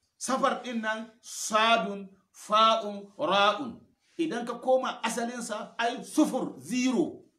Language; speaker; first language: Hausa; non-native, local second language; Fula